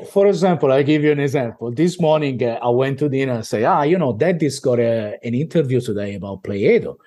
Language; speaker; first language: English; non-native, fluent; Italian